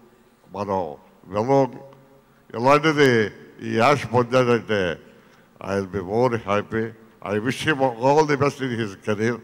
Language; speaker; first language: Telugu; native; Telugu